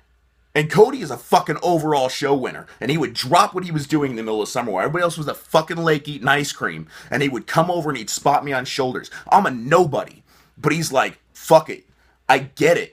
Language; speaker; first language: English; native; English